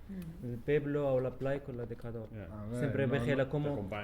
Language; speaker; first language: Spanish; non-native, learner; Arabic